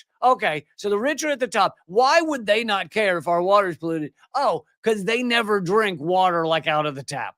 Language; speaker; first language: English; native; English